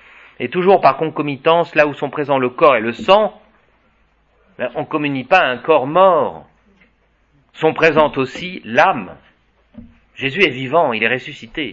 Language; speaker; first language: French; native; French